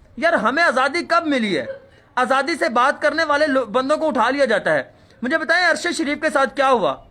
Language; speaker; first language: Urdu; non-native, local second language; Punjabi